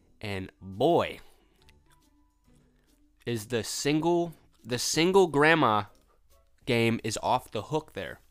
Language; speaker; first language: English; native; English